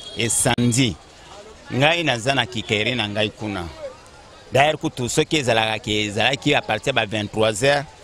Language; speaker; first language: Lingala; native; Lingala